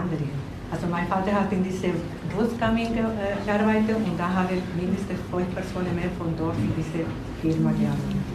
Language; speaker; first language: German; non-native, learner; Spanish